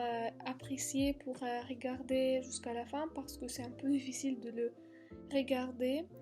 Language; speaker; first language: French; non-native, learner; Russian